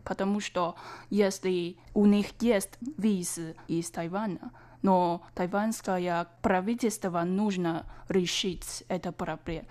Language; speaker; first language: Russian; non-native, learner; Chinese